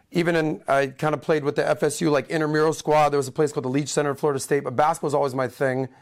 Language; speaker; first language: English; native; English